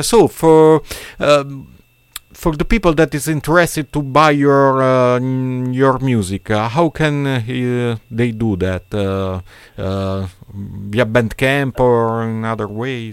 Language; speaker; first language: English; non-native, learner; Italian